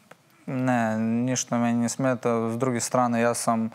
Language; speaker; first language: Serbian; non-native, learner; Russian